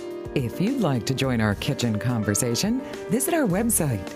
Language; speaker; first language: English; native; English